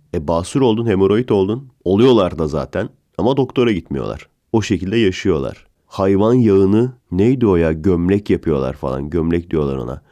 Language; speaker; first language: Turkish; native; Turkish